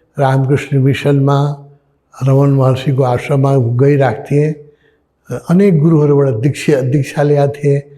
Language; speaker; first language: Nepali; native; Nepali